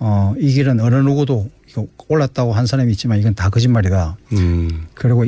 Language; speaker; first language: Korean; native; Korean